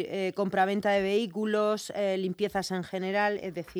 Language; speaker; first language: Spanish; native; Spanish